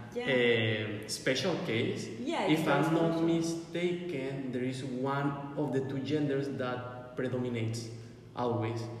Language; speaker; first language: English; non-native, fluent; Spanish